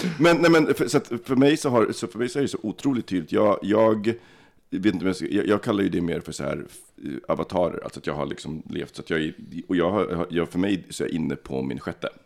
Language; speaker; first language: Swedish; early bilingual, other home language; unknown